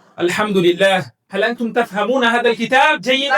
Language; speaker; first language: Arabic; non-native, fluent; Bangla